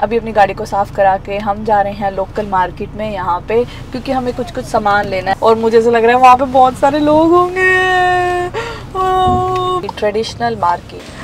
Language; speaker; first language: Hindi; native; Hindi